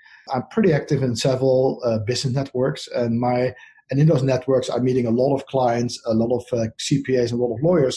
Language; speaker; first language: English; non-native, fluent; Dutch